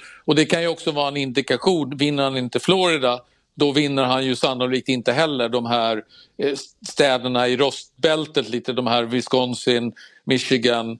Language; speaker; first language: Swedish; native; Swedish